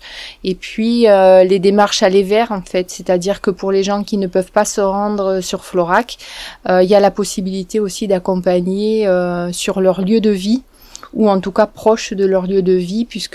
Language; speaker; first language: French; native; French